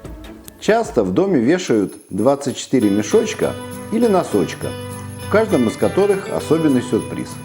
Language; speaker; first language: Russian; native; Russian